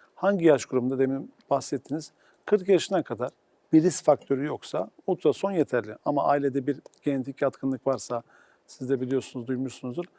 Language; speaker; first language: Turkish; native; Turkish